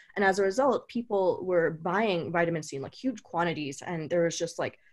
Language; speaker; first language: English; native; English